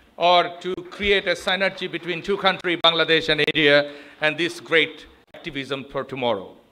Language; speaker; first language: English; non-native, local second language; Bangla